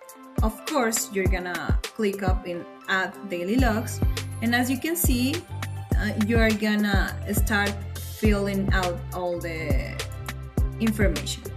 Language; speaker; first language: English; non-native, fluent; Spanish